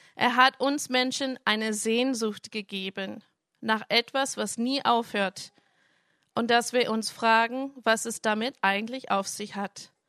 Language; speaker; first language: German; non-native, fluent; English